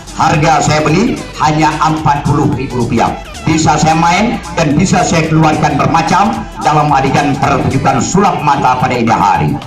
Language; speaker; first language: Indonesian; non-native, local second language; Achinese